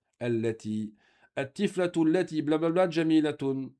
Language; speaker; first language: Arabic; non-native, fluent; French